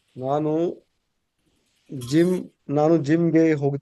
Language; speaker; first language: Kannada; non-native, learner; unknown